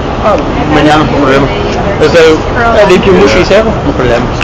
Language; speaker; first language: Spanish; non-native, learner; English